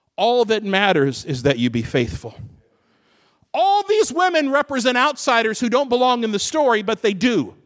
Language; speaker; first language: English; native; English